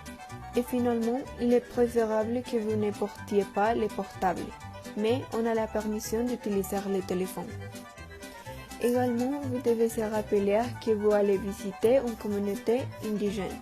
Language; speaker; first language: French; non-native, learner; Spanish